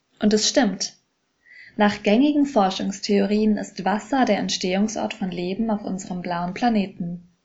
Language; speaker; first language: German; native; German